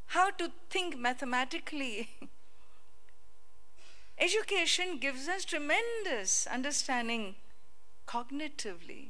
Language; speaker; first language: English; non-native, local second language; Hindi